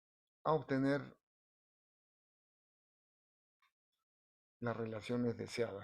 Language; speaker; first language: Spanish; native; Spanish